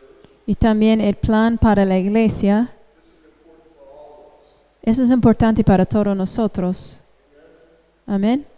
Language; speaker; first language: Spanish; non-native, fluent; English